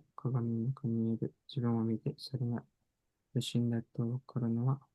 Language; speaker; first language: Japanese; non-native, fluent; Indonesian